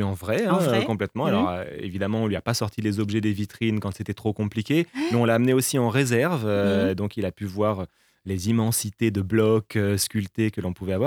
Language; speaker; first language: French; native; French